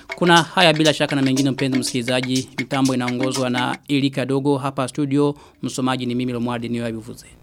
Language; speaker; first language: Swahili; non-native, local second language; Rundi